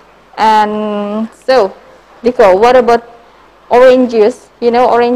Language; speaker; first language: English; non-native, learner; Indonesian